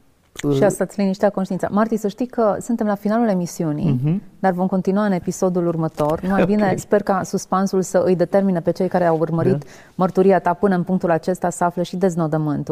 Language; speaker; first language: Romanian; native; Romanian